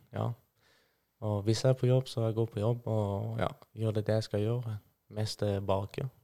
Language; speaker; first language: Norwegian; non-native, fluent; Persian